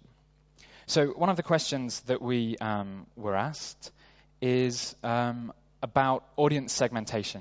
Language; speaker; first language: English; native; English